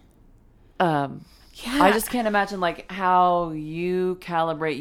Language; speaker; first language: English; native; English